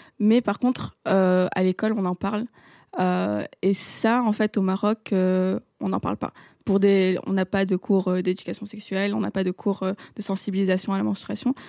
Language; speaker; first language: French; non-native, local second language; Arabic